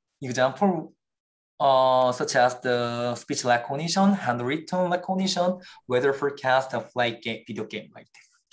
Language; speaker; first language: English; non-native, fluent; Korean